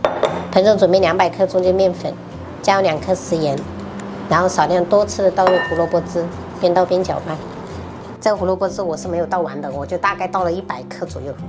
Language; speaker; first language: Chinese; native; Chinese